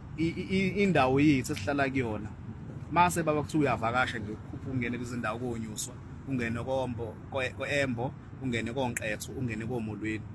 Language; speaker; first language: Zulu; native; Zulu